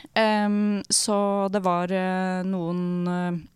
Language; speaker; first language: Norwegian; native; Norwegian